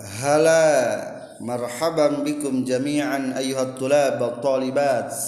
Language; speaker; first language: Arabic; non-native, fluent; Indonesian